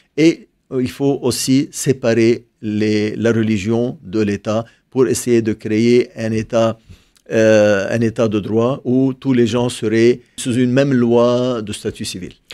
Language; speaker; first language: French; non-native, local second language; Arabic